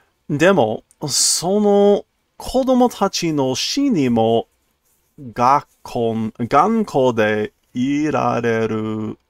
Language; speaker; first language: Japanese; non-native, learner; English